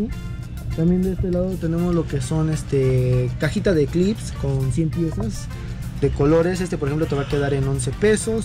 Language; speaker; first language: Spanish; native; Spanish